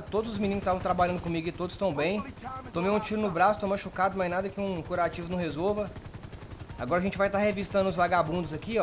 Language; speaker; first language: Portuguese; native; Portuguese